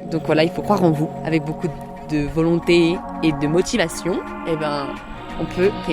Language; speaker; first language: French; native; French